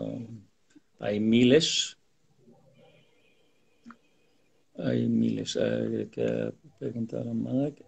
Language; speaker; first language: Spanish; non-native, fluent; Dutch